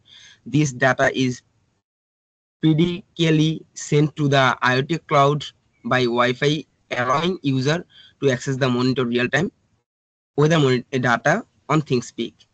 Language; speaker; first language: English; non-native, local second language; Bangla